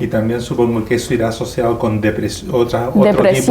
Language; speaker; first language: Spanish; native; Spanish